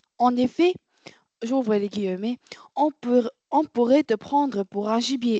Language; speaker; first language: French; non-native, learner; Arabic